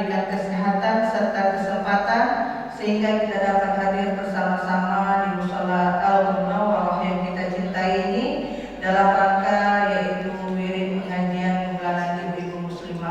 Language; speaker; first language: Indonesian; native; Indonesian